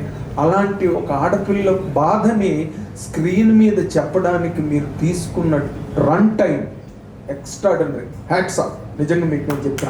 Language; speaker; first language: Telugu; native; Telugu